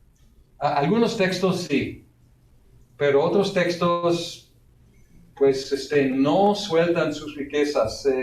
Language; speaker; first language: Spanish; non-native, fluent; English